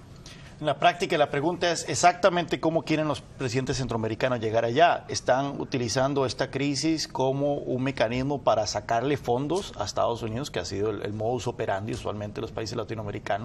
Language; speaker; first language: Spanish; native; Spanish